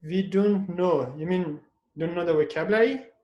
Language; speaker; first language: English; non-native, fluent; Persian